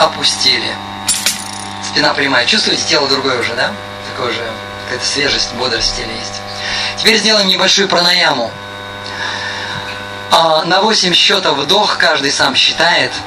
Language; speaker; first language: Russian; native; Russian